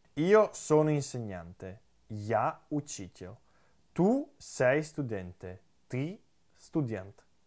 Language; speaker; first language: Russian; non-native, fluent; Italian